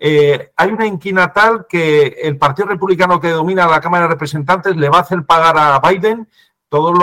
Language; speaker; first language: Spanish; native; Spanish